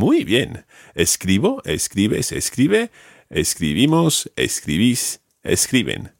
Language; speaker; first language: Spanish; non-native, fluent; English